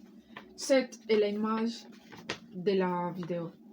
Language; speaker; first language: French; non-native, learner; Spanish